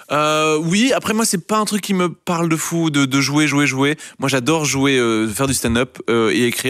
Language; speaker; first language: French; native; French